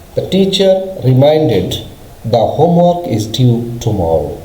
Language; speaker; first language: English; non-native, local second language; Bangla